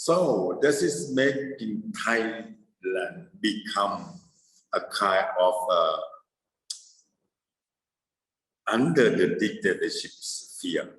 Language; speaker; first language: English; non-native, fluent; Thai